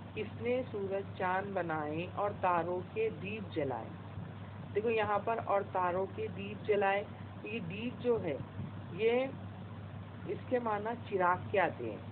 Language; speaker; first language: Urdu; native; Urdu